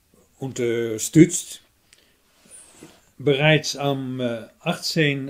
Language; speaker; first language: German; non-native, fluent; Dutch